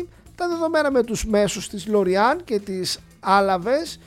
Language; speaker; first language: Greek; native; Greek